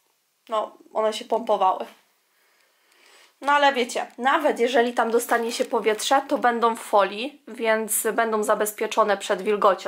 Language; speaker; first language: Polish; native; Polish